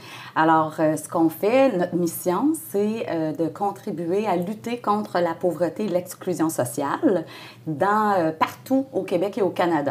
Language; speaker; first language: French; native; French